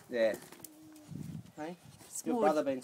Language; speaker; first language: English; native; English